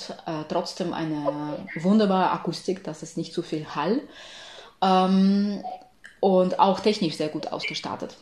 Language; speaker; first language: German; non-native, fluent; Ukrainian